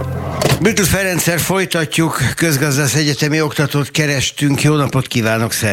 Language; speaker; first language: Hungarian; native; Hungarian